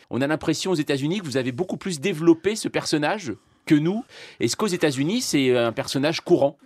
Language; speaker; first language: French; native; French